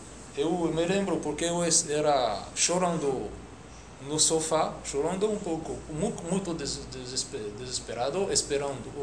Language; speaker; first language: Portuguese; non-native, fluent; French